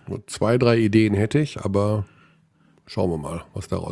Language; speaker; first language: German; native; German